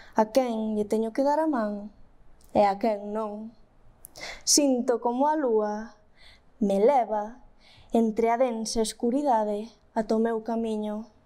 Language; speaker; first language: Galician; native; Galician